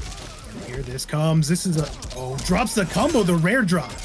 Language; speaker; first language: English; native; English